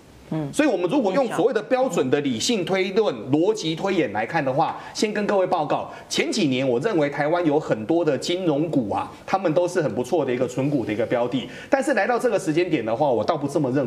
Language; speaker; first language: Chinese; native; Chinese